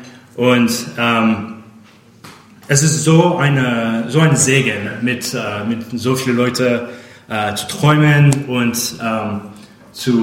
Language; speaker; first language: German; non-native, fluent; English